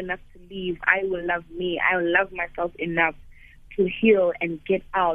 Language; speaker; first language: English; non-native, local second language; Xhosa